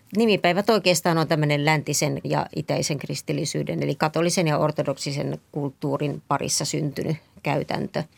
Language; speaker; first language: Finnish; native; Finnish